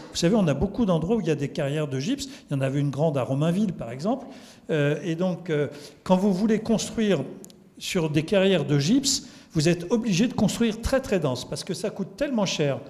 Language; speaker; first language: French; native; French